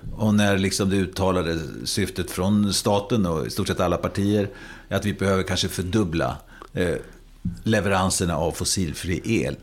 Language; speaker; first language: Swedish; native; Swedish